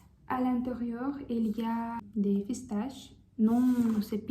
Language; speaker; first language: French; non-native, fluent; Russian